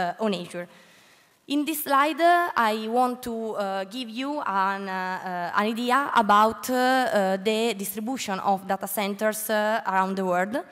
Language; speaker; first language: English; non-native, learner; Italian